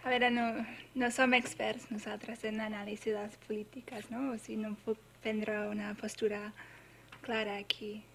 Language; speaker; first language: Catalan; non-native, fluent; English